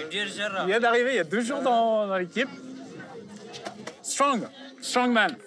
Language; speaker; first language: French; native; French